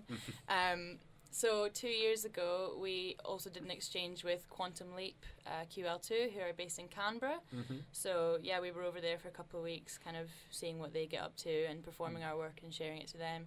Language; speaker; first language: English; native; English